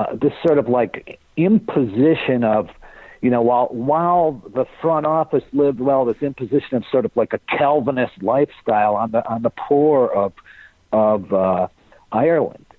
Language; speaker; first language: English; native; English